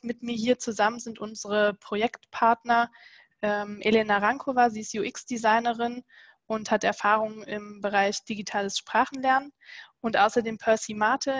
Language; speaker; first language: German; native; German